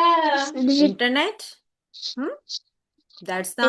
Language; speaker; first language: English; non-native, learner; Hindi